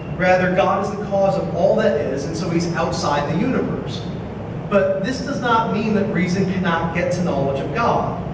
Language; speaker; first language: English; native; English